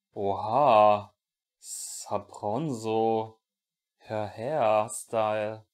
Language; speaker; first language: English; non-native, fluent; German